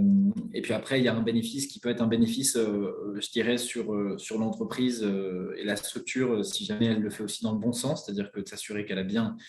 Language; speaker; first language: French; native; French